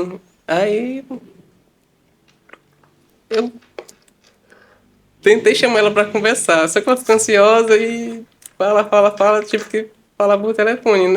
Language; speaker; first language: Portuguese; native; Portuguese